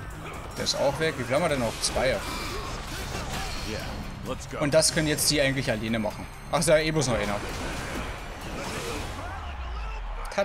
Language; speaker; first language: German; native; German